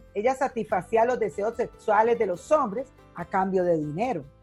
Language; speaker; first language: Spanish; native; Spanish